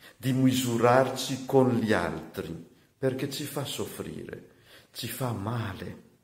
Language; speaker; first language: Italian; non-native, fluent; Malagasy